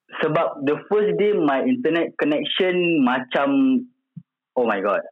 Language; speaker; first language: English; non-native, local second language; Malay